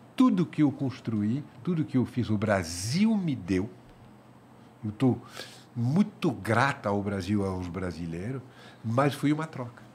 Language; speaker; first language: Portuguese; non-native, fluent; French